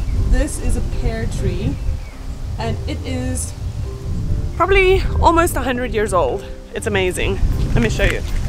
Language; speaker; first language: English; non-native, local second language; Afrikaans